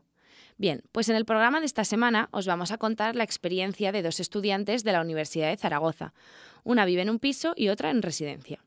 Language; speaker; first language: Spanish; native; Spanish